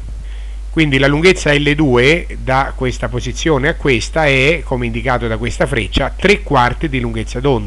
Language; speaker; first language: Italian; native; Italian